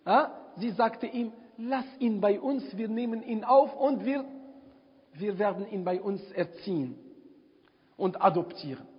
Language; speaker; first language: German; non-native, fluent; Arabic